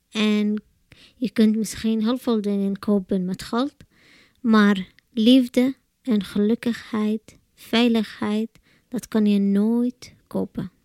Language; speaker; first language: Dutch; non-native, learner; Arabic